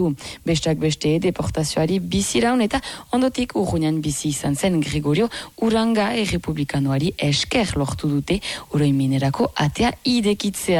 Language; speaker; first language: Basque; native; Basque